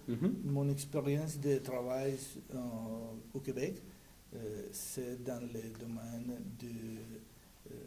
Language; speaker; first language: French; non-native, learner; Spanish